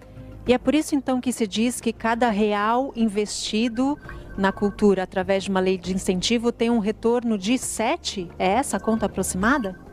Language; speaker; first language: Portuguese; native; Portuguese